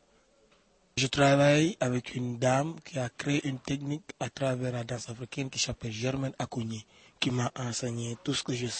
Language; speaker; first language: French; non-native, local second language; Wolof